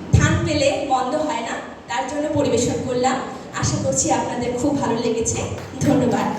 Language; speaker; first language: Bangla; non-native, local second language; Rangpuri